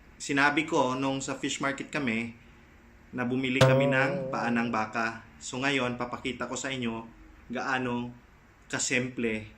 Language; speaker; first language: Filipino; non-native, local second language; Cebuano